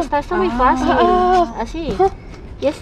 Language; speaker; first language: Spanish; non-native, learner; Filipino